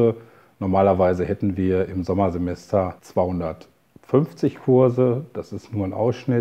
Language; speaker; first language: German; native; German